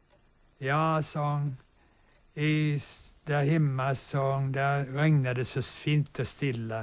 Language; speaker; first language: Swedish; early bilingual, heritage; English